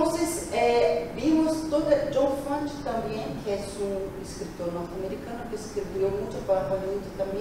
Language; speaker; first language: Spanish; non-native, learner; Portuguese